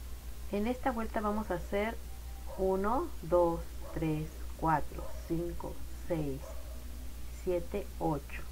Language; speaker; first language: Spanish; native; Spanish